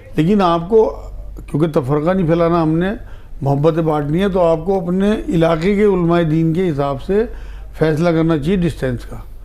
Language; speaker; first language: Hindi; native; Hindi